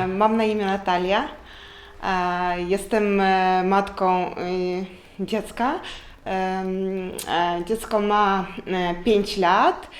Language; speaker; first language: Polish; non-native, learner; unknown